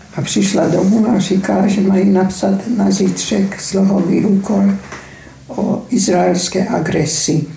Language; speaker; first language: Czech; non-native, fluent; Hungarian